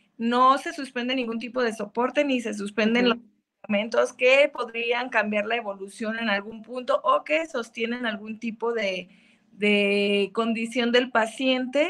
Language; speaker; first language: Spanish; native; Spanish